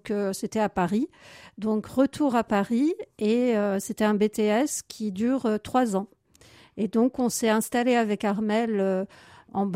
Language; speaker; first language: French; native; French